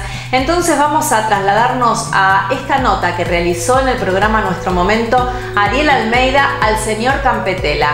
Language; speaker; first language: Spanish; native; Spanish